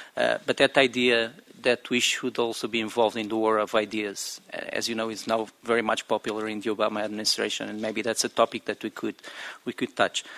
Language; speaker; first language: English; non-native, fluent; Portuguese